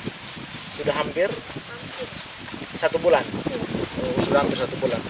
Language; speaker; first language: Indonesian; native; Indonesian